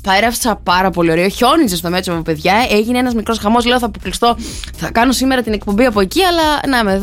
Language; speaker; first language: Greek; native; Greek